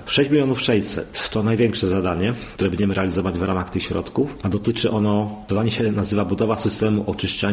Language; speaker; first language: Polish; native; Polish